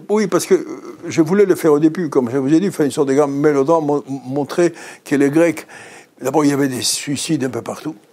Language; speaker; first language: French; non-native, fluent; Greek